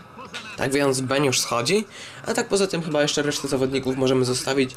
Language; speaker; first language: Polish; native; Polish